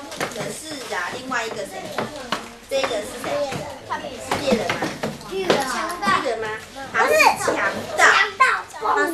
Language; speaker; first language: Chinese; native; Chinese